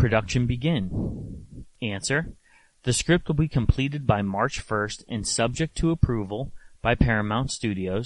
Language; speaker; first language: English; native; English